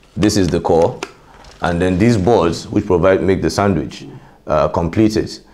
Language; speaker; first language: English; non-native, local second language; Hausa